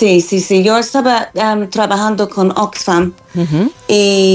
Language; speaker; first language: Spanish; non-native, fluent; English